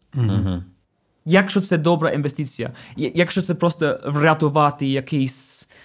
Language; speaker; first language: Ukrainian; non-native, fluent; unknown